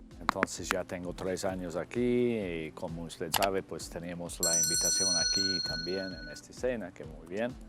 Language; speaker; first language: Spanish; non-native, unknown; English